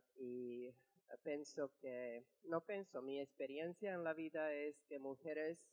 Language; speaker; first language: Spanish; non-native, fluent; Serbian